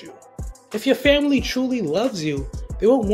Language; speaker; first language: English; native; English